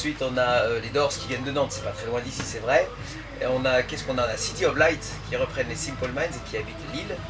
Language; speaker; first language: French; native; French